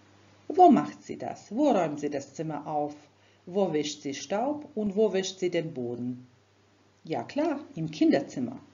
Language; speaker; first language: German; non-native, fluent; Croatian